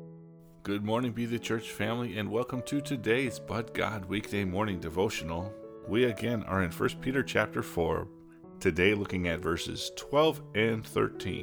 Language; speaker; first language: English; native; English